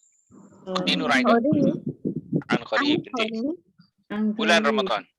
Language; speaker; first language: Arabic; non-native, fluent; Malay